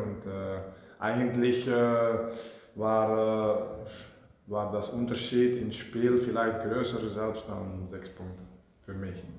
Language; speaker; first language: German; non-native, fluent; Dutch